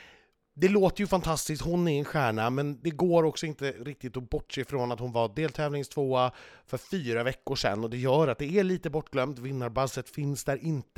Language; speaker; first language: Swedish; native; Swedish